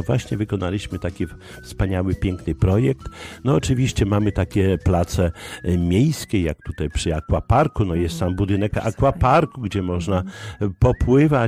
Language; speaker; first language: Polish; native; Polish